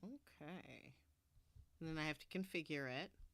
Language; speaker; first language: English; native; English